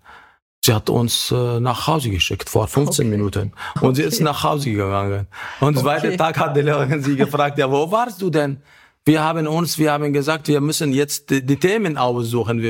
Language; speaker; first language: German; non-native, learner; Arabic